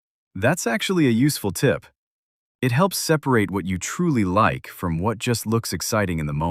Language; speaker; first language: English; native; English